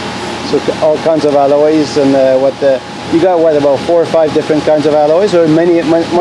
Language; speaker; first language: English; non-native, local second language; French